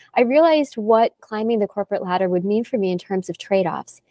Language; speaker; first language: English; native; English